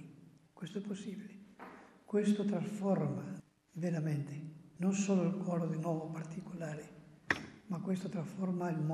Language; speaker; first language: Italian; non-native, fluent; Spanish